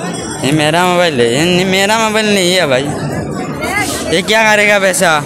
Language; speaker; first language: Hindi; non-native, local second language; Assamese